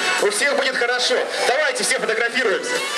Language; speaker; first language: Russian; native; Russian